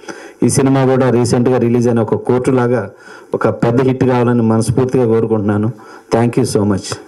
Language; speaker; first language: Telugu; native; Telugu